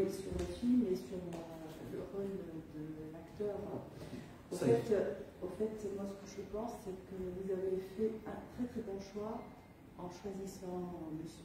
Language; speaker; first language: French; non-native, local second language; Arabic